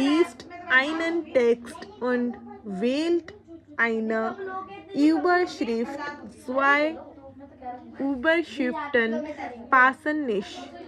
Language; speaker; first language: German; non-native, learner; Hindi